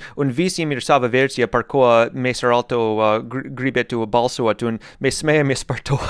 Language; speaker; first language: Latvian; non-native, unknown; English